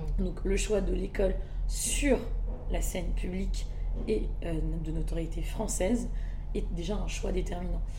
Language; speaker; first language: French; early bilingual, other home language; Malagasy